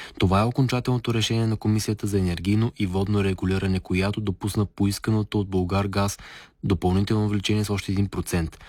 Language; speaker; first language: Bulgarian; native; Bulgarian